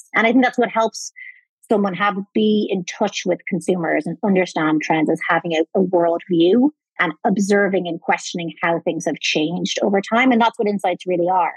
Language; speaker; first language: English; native; English